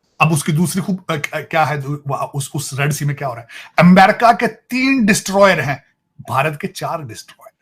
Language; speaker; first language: Urdu; non-native, local second language; Punjabi